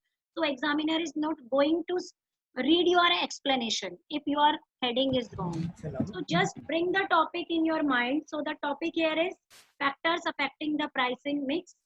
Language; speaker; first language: English; non-native, local second language; Hindi